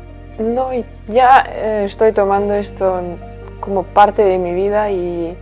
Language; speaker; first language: Spanish; non-native, fluent; Latvian